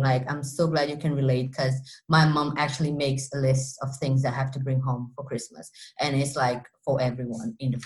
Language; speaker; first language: English; non-native, fluent; Portuguese